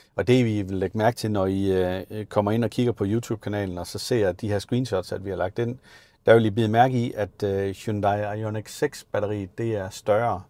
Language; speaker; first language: Danish; native; Danish